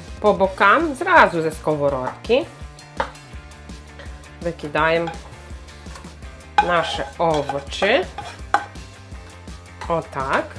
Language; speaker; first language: Polish; non-native, learner; Ukrainian